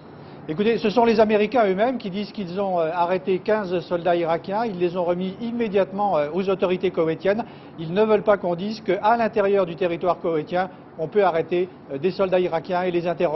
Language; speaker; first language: French; native; French